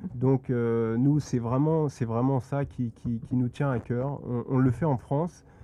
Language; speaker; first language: French; native; French